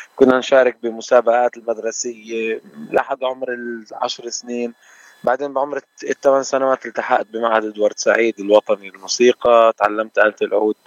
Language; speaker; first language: Arabic; native; Arabic